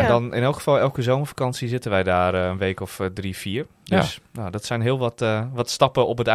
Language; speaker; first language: Dutch; native; Dutch